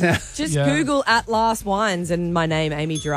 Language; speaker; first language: English; native; English